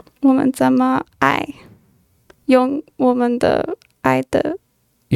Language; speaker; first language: Chinese; non-native, learner; English